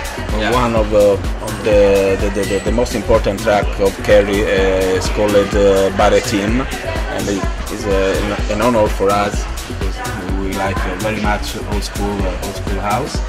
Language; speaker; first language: English; non-native, fluent; Italian